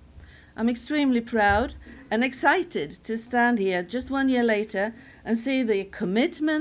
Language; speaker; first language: English; non-native, fluent; Swedish